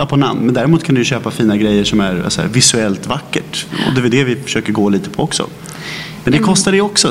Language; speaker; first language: Swedish; native; Swedish